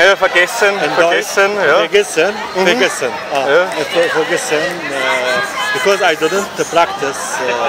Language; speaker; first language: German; non-native, learner; Arabic